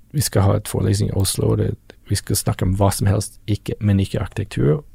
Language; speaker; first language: Norwegian; non-native, fluent; English